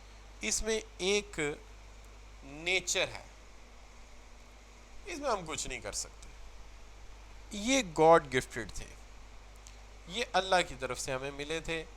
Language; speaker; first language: Urdu; native; Urdu